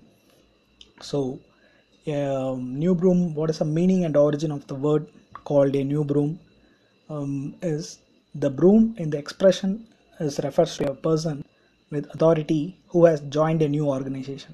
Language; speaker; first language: English; non-native, local second language; Tamil